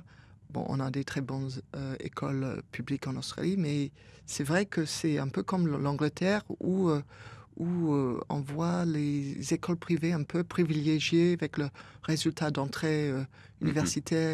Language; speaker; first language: French; non-native, fluent; English